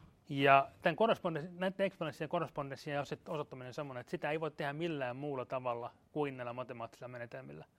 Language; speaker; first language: Finnish; native; Finnish